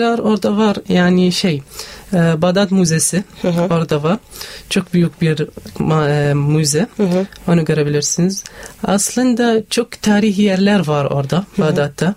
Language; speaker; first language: Turkish; non-native, learner; Arabic